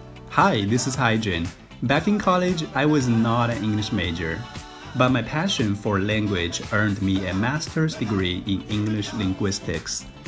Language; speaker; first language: English; non-native, fluent; Chinese